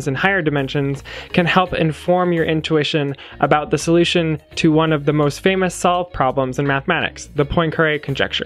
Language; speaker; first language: English; native; English